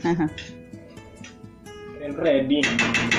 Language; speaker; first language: English; non-native, fluent; Indonesian